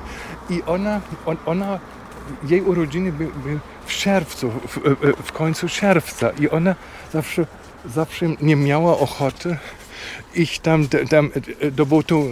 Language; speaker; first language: Polish; non-native, fluent; German